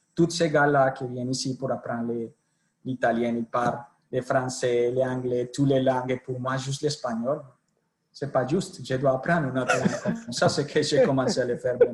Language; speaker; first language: French; non-native, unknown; Spanish